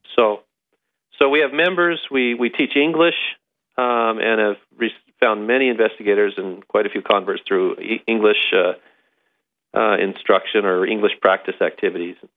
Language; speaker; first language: English; native; English